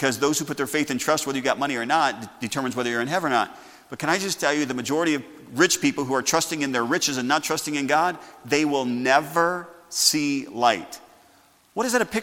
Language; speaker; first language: English; native; English